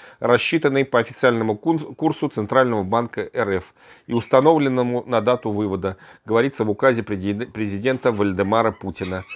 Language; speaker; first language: Russian; native; Russian